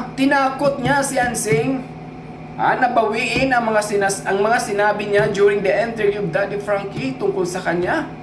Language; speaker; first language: Filipino; non-native, local second language; Cebuano